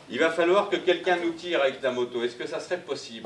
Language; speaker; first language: French; native; French